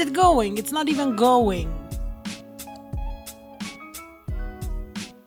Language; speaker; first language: English; non-native, fluent; Slovenian